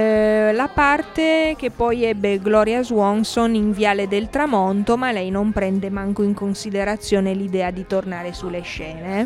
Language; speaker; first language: Italian; native; Italian